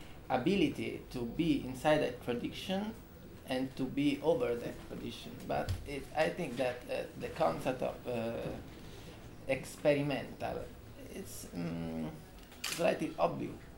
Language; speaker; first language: English; non-native, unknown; Italian